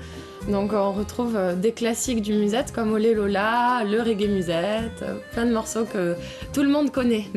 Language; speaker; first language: French; native; French